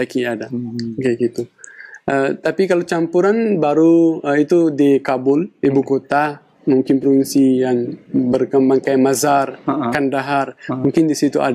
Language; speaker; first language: Indonesian; non-native, fluent; Pashto